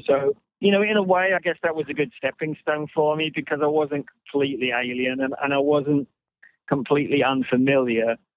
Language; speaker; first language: English; native; English